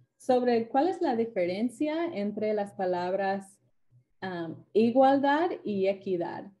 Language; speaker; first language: Spanish; non-native, fluent; English